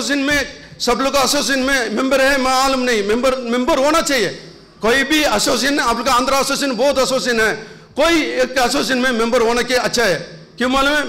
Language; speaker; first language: Hindi; non-native, local second language; Urdu